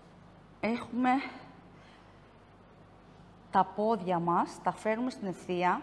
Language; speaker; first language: Greek; native; Greek